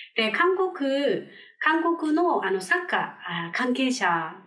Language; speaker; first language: Japanese; non-native, fluent; Korean